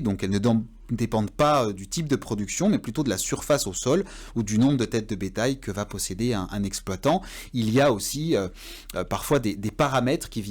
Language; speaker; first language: French; native; French